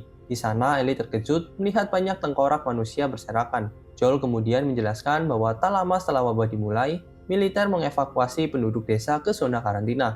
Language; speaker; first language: Indonesian; native; Indonesian